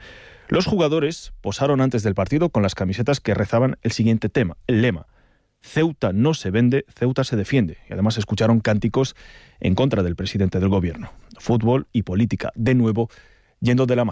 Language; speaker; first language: Spanish; native; Spanish